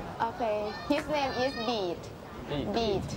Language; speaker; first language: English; non-native, learner; Thai